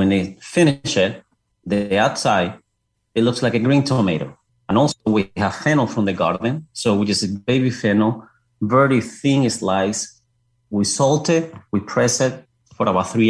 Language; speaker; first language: English; non-native, fluent; Spanish